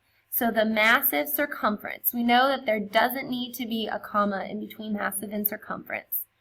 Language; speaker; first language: English; native; English